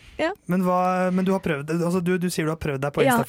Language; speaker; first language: Norwegian; native; Norwegian